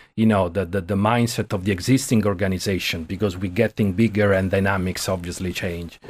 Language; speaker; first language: English; non-native, fluent; Italian